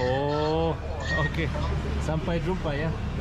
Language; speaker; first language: Indonesian; non-native, learner; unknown